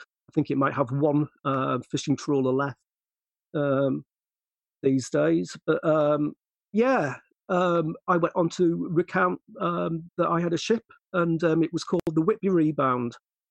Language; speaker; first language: English; native; English